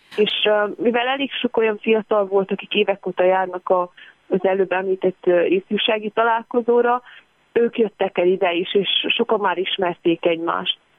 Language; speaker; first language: Hungarian; native; Hungarian